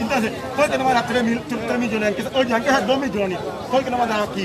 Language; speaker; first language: Spanish; non-native, learner; Haitian Creole